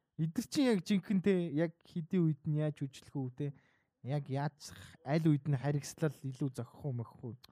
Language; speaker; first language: Mongolian; native; Mongolian